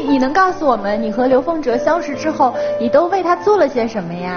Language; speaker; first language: Chinese; native; Chinese